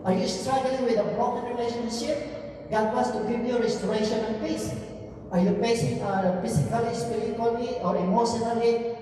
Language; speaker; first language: English; non-native, local second language; Filipino